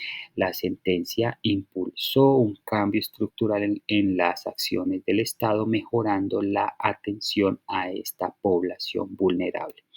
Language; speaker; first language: Spanish; native; Spanish